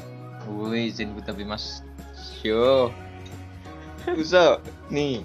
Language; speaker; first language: Japanese; non-native, learner; Indonesian